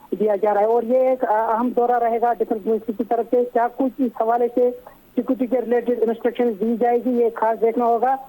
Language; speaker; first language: Urdu; non-native, local second language; Kashmiri